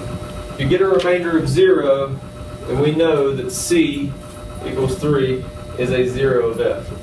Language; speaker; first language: English; native; English